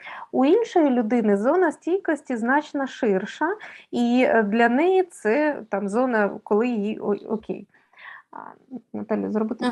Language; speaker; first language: Ukrainian; native; Ukrainian